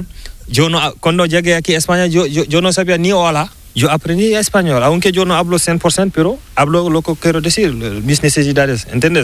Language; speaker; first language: Spanish; non-native, learner; Fula